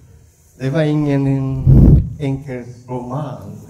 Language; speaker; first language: Swedish; non-native, learner; Japanese